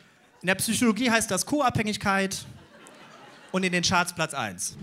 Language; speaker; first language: German; native; German